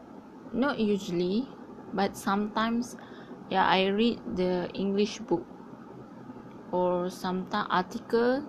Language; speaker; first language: English; non-native, learner; Malay